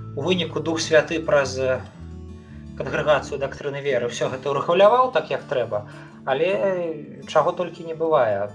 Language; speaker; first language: Belarusian; native; Belarusian